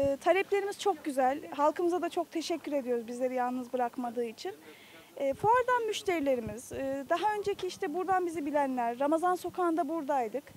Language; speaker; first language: Turkish; native; Turkish